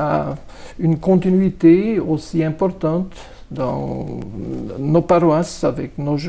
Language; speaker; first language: French; non-native, local second language; Dutch